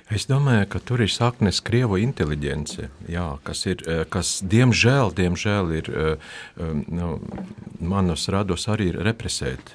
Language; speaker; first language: Latvian; non-native, local second language; Russian